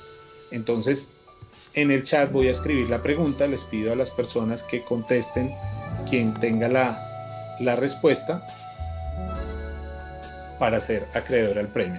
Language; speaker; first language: Spanish; native; Spanish